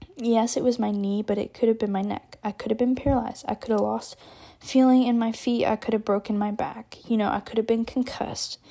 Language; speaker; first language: English; native; English